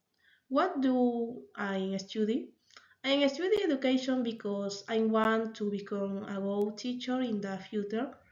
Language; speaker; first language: English; non-native, learner; Spanish